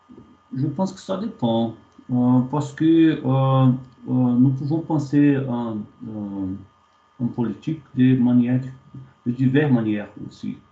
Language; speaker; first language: French; non-native, fluent; Portuguese